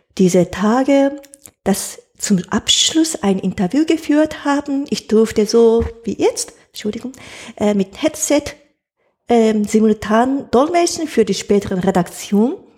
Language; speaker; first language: German; non-native, fluent; Japanese